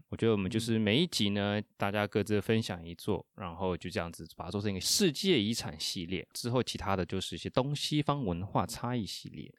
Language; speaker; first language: Chinese; early bilingual, heritage; Chinese